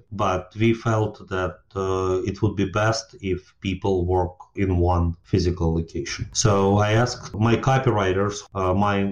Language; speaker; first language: English; non-native, fluent; Ukrainian